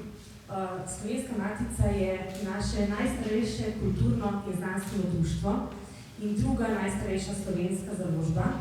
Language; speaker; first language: Slovenian; native; Slovenian